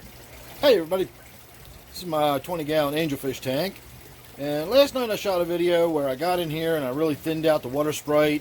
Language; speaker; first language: English; native; English